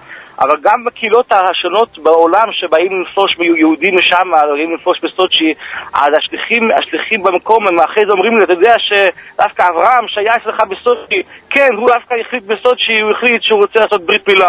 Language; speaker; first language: Hebrew; early bilingual, heritage; Hebrew